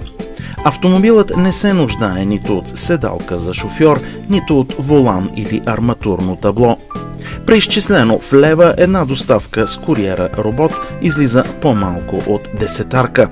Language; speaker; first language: Bulgarian; native; Bulgarian